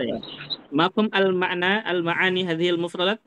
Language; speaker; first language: Arabic; non-native, fluent; Indonesian